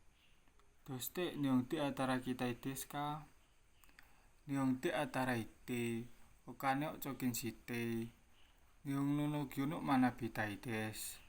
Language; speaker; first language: Japanese; non-native, learner; Indonesian